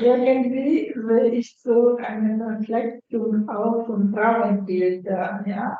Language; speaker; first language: German; non-native, fluent; Italian